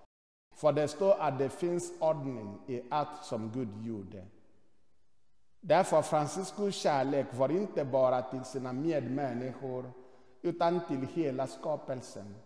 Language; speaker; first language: Swedish; non-native, fluent; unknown